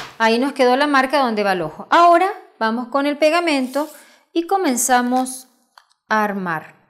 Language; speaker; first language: Spanish; native; Spanish